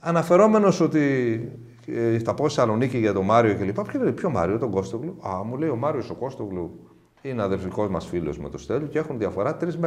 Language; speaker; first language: Greek; native; Greek